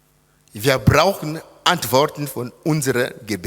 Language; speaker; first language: German; non-native, fluent; Lingala